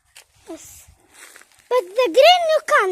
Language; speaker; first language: English; non-native, learner; Arabic